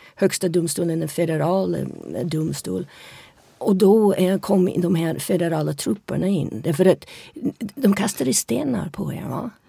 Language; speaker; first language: Swedish; non-native, fluent; English